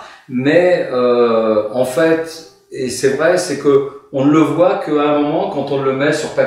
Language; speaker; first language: French; native; French